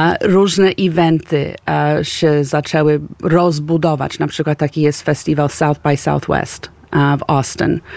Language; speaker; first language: Polish; early bilingual, heritage; Polish